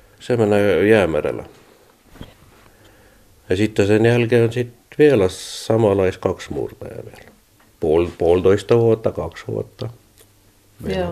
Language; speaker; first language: Finnish; non-native, learner; Estonian